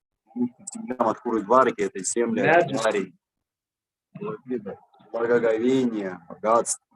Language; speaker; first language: Russian; native; Russian